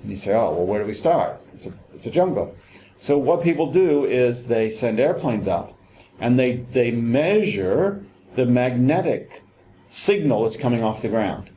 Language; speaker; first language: English; native; English